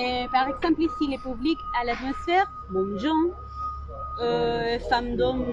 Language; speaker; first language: French; non-native, learner; Spanish